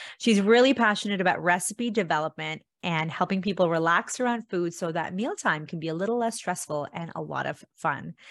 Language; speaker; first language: English; early bilingual, other home language; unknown